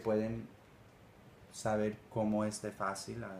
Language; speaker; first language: Spanish; early bilingual, heritage; Spanish